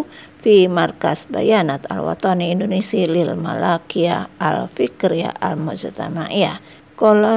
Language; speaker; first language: Arabic; non-native, fluent; Indonesian